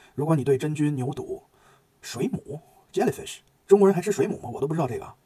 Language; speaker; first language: Chinese; native; Chinese